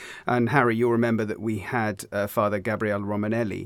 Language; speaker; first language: English; native; English